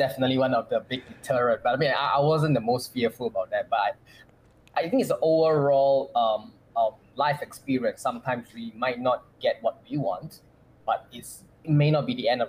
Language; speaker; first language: English; non-native, local second language; Chinese